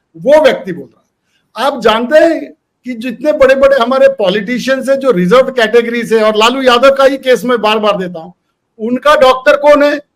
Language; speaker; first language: Hindi; non-native, local second language; Marathi